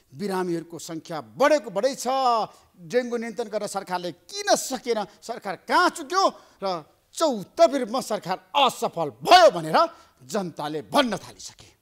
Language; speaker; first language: Nepali; native; Nepali